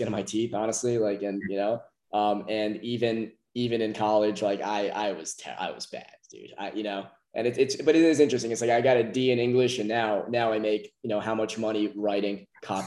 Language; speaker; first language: English; native; English